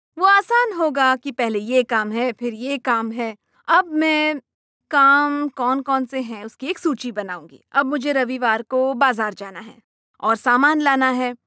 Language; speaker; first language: Hindi; non-native, local second language; Marathi